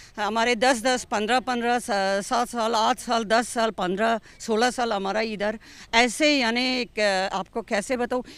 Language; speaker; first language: Hindi; non-native, fluent; Persian